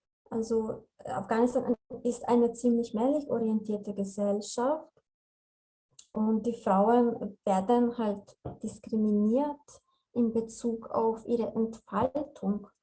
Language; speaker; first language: German; non-native, fluent; Slovenian